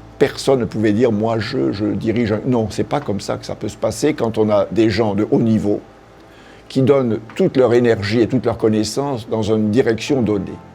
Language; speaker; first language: French; native; French